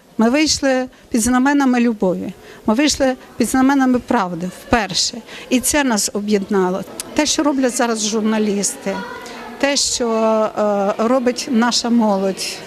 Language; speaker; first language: Ukrainian; native; Ukrainian